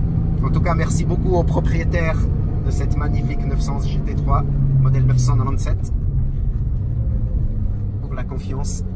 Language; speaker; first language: French; native; French